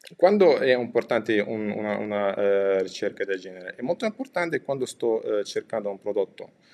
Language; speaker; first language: Italian; non-native, fluent; Arabic